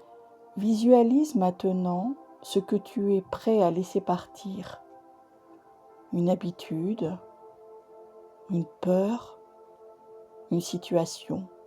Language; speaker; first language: French; native; French